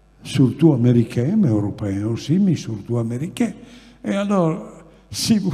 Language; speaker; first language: French; non-native, fluent; Italian